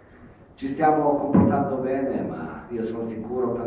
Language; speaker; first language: Italian; non-native, fluent; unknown